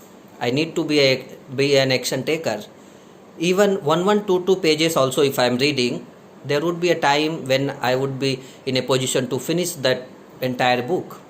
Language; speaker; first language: English; non-native, local second language; Hindi